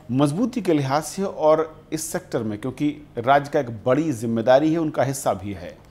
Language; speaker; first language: Hindi; native; Hindi